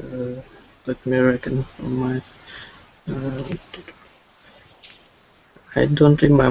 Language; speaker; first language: English; non-native, learner; Russian